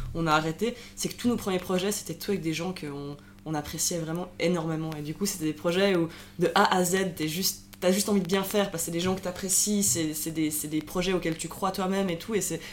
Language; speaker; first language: French; native; French